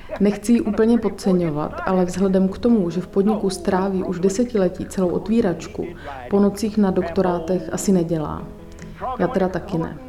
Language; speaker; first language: Czech; native; Czech